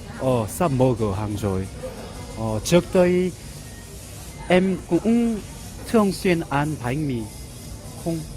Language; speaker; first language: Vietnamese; non-native, learner; Korean